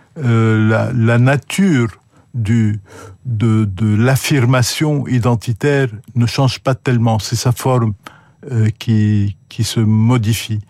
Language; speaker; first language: French; non-native, local second language; Arabic